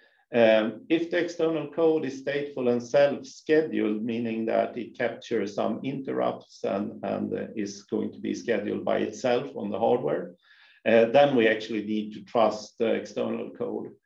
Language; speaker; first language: English; non-native, fluent; Swedish